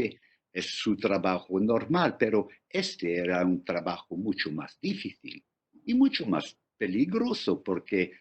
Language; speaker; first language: Spanish; non-native, fluent; English